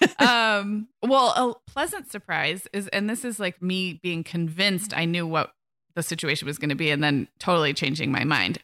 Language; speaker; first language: English; native; English